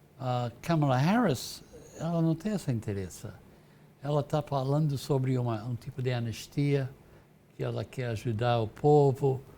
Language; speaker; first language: Portuguese; non-native, fluent; English